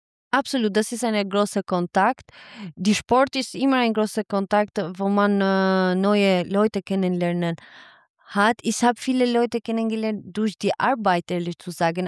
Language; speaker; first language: German; non-native, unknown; Albanian